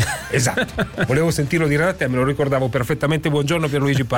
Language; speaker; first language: Italian; native; Italian